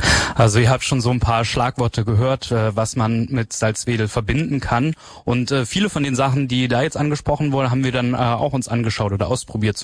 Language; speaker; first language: German; native; German